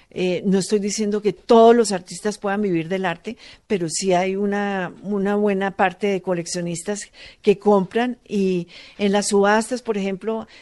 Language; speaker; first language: Spanish; native; Spanish